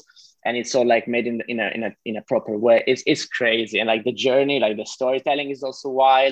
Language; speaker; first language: English; non-native, fluent; Italian